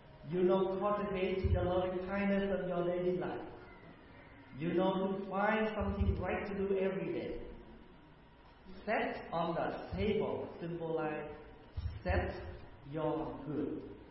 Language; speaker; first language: English; non-native, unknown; Vietnamese